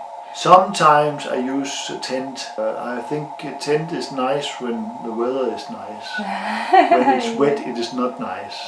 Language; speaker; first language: English; non-native, learner; Danish